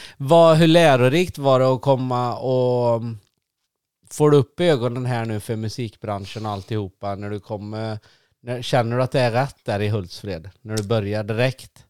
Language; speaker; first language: Swedish; native; Swedish